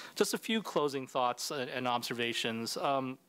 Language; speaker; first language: English; native; English